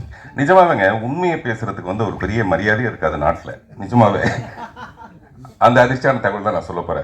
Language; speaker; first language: Tamil; native; Tamil